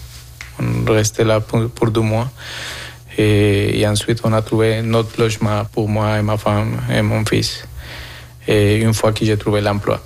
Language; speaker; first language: French; non-native, fluent; Spanish